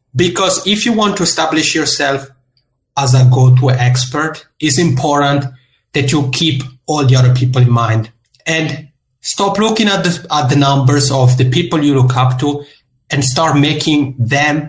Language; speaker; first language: English; non-native, fluent; Italian